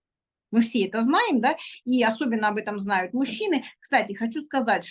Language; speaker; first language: Russian; native; Russian